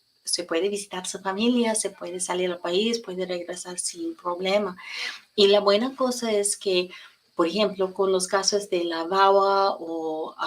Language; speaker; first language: Spanish; non-native, learner; English